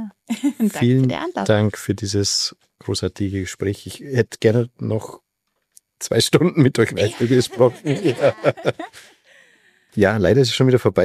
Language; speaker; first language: German; native; German